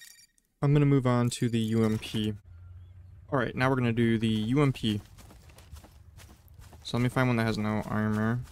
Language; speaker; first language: English; native; English